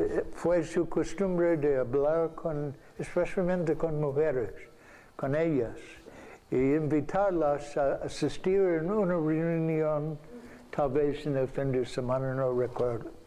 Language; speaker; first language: Spanish; non-native, fluent; English